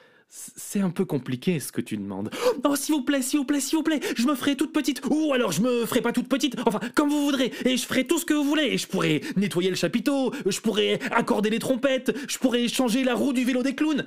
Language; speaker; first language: French; native; French